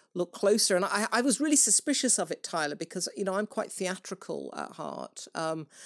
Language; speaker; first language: English; native; English